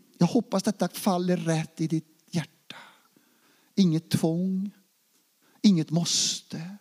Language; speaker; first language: Swedish; non-native, fluent; Portuguese